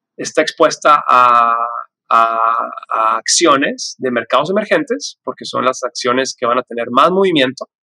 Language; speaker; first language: Spanish; native; Spanish